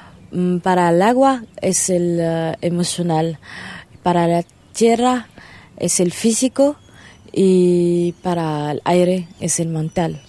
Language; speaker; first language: Spanish; non-native, learner; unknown